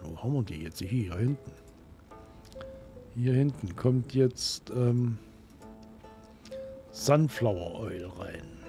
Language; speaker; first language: German; native; German